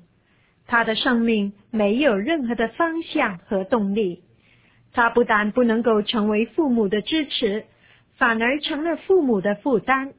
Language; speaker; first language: Chinese; native; Chinese